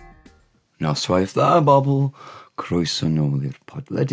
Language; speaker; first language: Welsh; non-native, learner; English